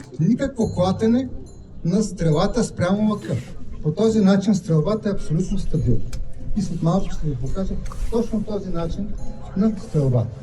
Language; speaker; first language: Bulgarian; native; Bulgarian